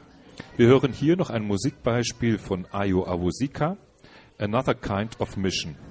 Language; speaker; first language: German; native; German